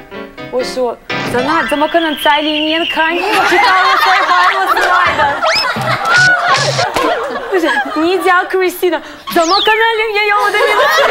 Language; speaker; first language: Chinese; non-native, learner; Russian